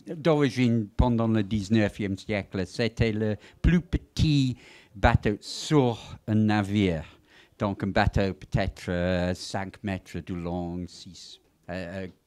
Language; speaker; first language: French; non-native, fluent; English